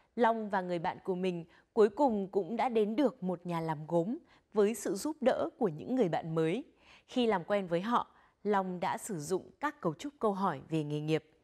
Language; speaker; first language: Vietnamese; native; Vietnamese